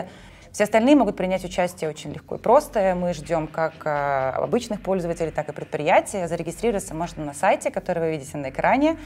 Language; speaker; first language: Russian; native; Russian